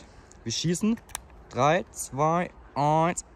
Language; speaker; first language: German; native; German